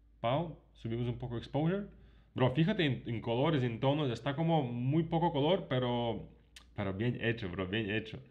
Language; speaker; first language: Spanish; non-native, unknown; Ukrainian